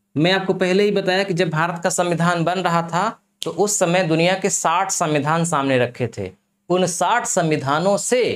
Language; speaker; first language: Hindi; native; Hindi